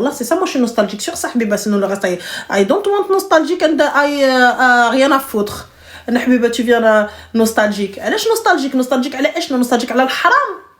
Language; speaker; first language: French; early bilingual, other home language; Arabic